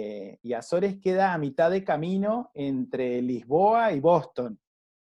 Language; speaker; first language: Spanish; native; Spanish